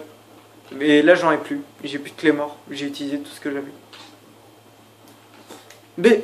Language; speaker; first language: French; native; French